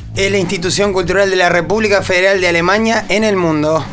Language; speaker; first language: Spanish; native; Spanish